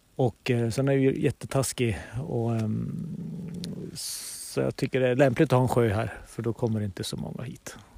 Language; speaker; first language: Swedish; native; Swedish